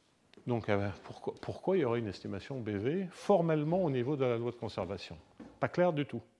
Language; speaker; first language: French; native; French